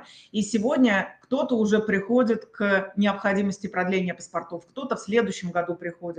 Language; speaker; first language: Russian; native; Russian